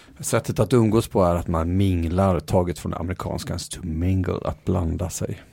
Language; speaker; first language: Swedish; native; Swedish